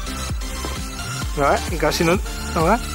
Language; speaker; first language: Spanish; native; Spanish